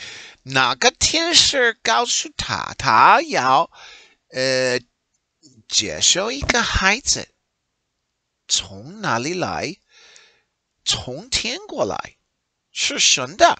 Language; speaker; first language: Chinese; non-native, learner; English